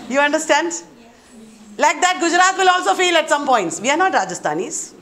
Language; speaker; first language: English; non-native, local second language; Malayalam